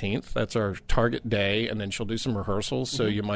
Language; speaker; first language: English; native; English